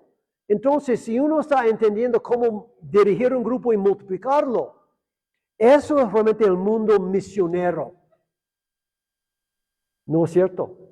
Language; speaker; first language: Spanish; non-native, fluent; English